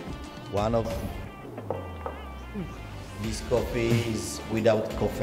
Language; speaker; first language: English; non-native, learner; Slovak